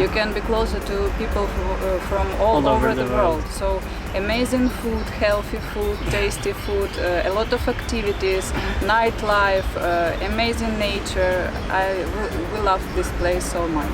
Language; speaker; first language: English; non-native, fluent; Russian